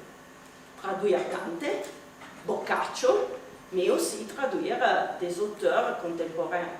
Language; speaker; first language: French; non-native, fluent; Italian